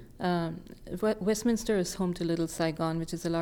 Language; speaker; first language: English; non-native, local second language; Tamil